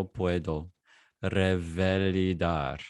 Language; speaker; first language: Spanish; non-native, fluent; English